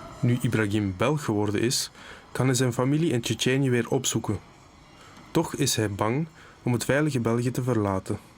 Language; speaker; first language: Dutch; native; Dutch